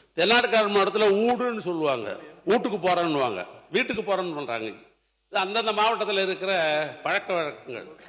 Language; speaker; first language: Tamil; native; Tamil